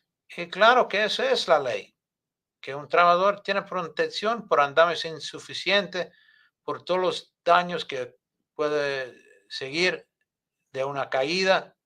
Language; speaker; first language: Spanish; non-native, fluent; English